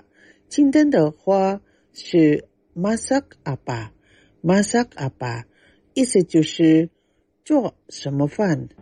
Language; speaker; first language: Chinese; non-native, fluent; Indonesian